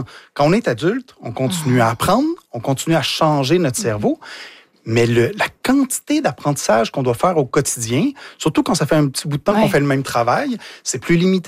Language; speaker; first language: French; native; French